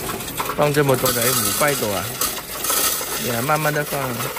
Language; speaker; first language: Chinese; non-native, local second language; Cantonese